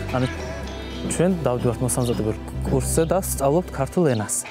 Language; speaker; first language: Georgian; non-native, local second language; Azerbaijani